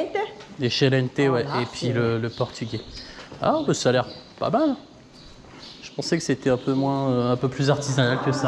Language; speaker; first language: French; native; French